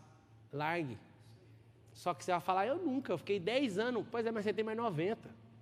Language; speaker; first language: Portuguese; native; Portuguese